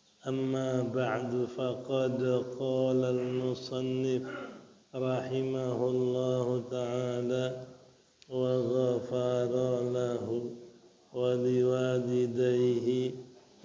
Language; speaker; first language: Arabic; non-native, fluent; Indonesian